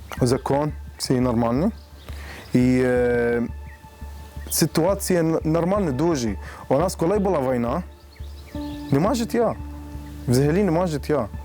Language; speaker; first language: Ukrainian; non-native, learner; Arabic